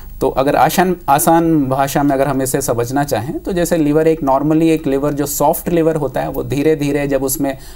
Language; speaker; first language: Hindi; native; Hindi